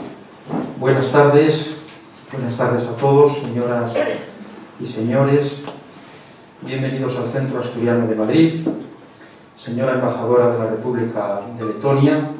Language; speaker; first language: Spanish; native; Spanish